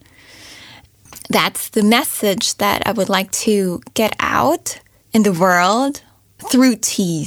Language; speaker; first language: English; native; English